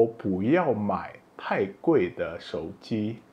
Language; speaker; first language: Chinese; non-native, fluent; Indonesian